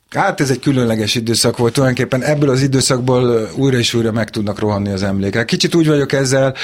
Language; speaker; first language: Hungarian; native; Hungarian